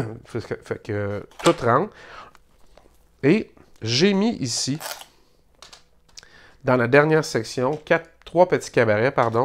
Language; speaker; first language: French; native; French